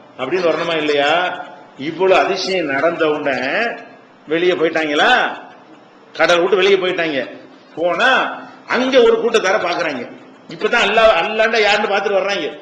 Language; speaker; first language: Tamil; native; Tamil